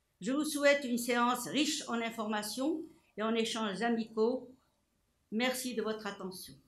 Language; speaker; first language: French; non-native, local second language; Arabic